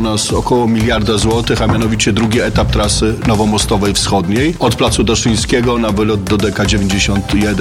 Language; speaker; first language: Polish; native; Polish